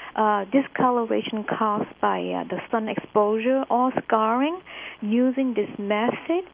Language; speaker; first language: English; early bilingual, other home language; Vietnamese